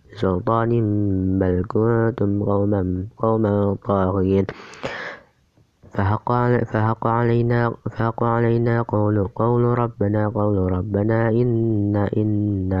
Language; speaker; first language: Arabic; non-native, learner; Indonesian